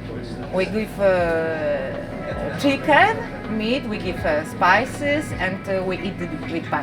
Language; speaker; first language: English; non-native, learner; Polish